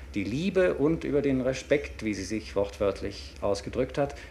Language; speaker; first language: German; native; German